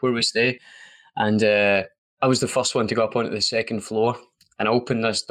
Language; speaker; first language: English; native; English